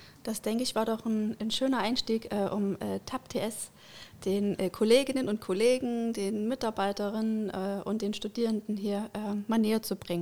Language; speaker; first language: German; native; German